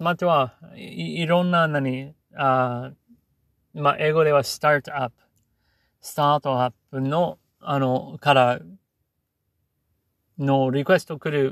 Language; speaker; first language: Japanese; non-native, learner; English